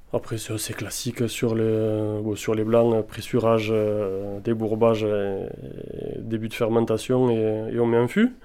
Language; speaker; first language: French; native; French